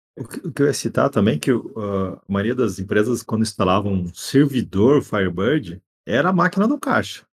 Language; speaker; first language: Portuguese; native; Portuguese